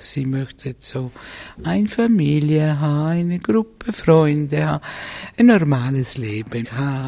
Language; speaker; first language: German; non-native, fluent; Italian